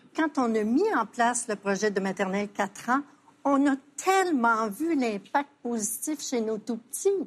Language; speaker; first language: French; native; French